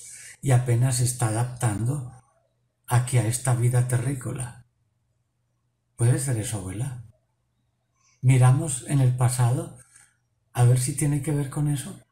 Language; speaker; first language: Spanish; native; Spanish